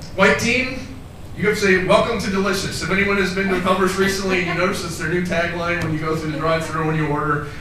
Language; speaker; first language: English; native; English